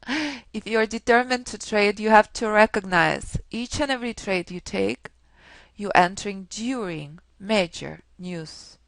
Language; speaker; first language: English; non-native, fluent; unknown